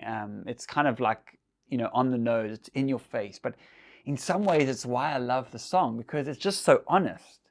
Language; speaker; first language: English; native; English